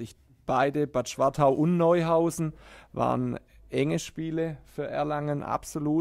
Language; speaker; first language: German; native; German